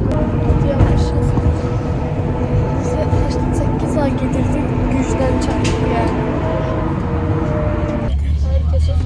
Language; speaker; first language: Turkish; non-native, learner; Azerbaijani